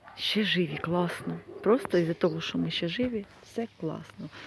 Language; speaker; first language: Ukrainian; non-native, local second language; Russian